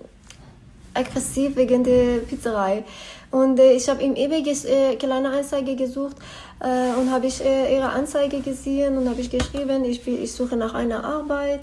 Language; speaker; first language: German; non-native, learner; Persian